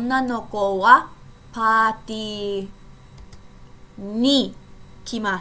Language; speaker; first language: Japanese; non-native, fluent; English